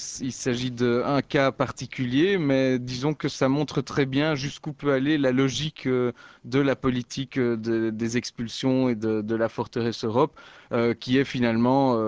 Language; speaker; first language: French; native; French